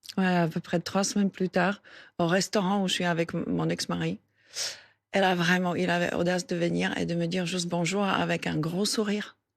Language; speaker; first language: French; non-native, fluent; Slovak